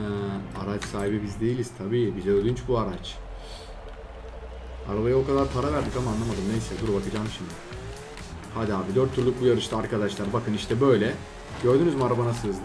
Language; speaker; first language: Turkish; native; Turkish